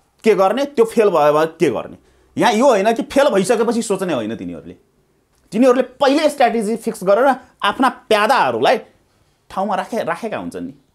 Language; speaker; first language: Nepali; non-native, local second language; Maithili